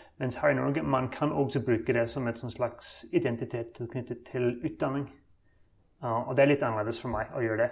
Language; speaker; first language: Norwegian; non-native, fluent; English